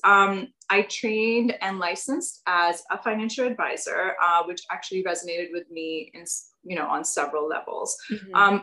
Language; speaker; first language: English; non-native, local second language; Urdu